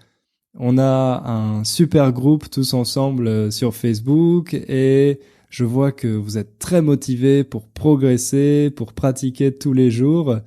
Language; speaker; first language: French; native; French